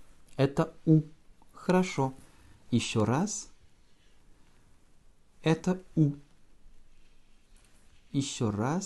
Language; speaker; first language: Russian; non-native, fluent; French